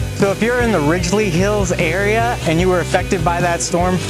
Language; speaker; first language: English; native; English